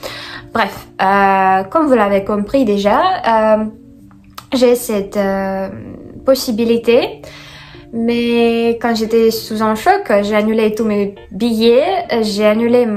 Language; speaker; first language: French; non-native, fluent; Russian